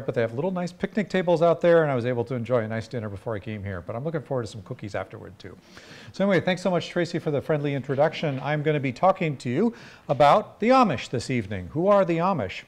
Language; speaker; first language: English; native; English